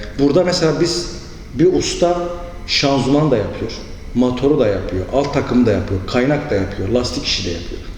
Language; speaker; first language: Turkish; non-native, local second language; Kurdish